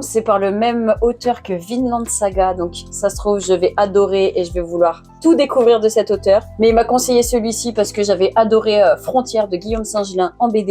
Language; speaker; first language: French; native; French